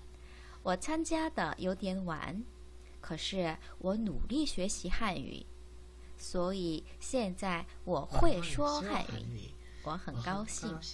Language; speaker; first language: Chinese; non-native, learner; Korean